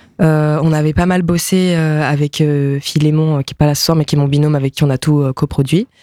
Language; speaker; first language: French; early bilingual, other home language; Japanese